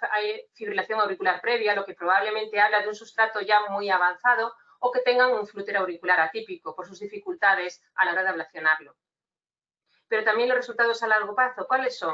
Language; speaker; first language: Spanish; native; Spanish